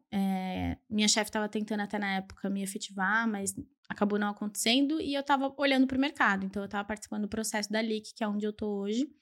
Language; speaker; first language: Portuguese; early bilingual, other home language; Spanish